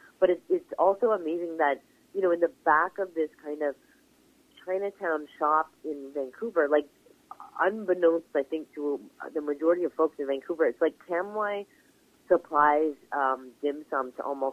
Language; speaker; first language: English; native; English